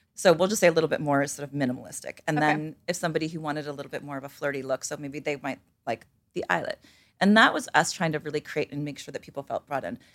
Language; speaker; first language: English; native; English